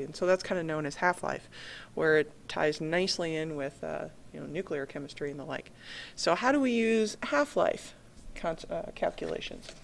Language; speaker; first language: English; native; English